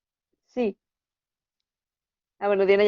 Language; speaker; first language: Spanish; native; Spanish